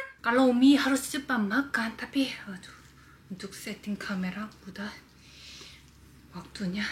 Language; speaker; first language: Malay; non-native, fluent; Korean